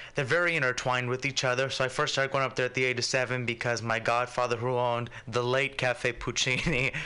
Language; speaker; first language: English; native; English